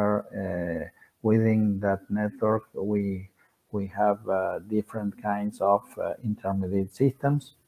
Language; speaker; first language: English; non-native, fluent; Spanish